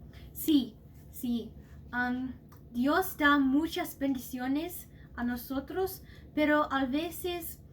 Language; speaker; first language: Spanish; non-native, learner; English